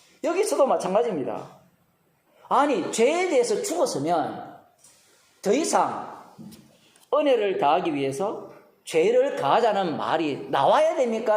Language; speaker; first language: Korean; native; Korean